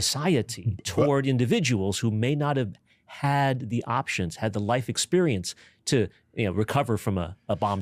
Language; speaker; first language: English; native; English